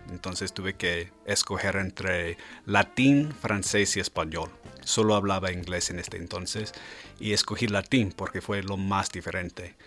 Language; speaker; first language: Spanish; non-native, fluent; English